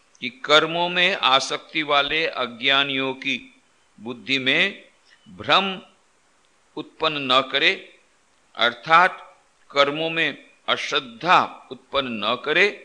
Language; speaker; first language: Hindi; non-native, local second language; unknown